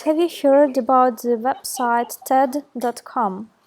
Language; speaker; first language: English; non-native, fluent; Russian